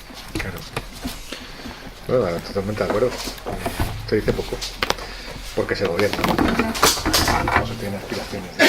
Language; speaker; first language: Spanish; native; Spanish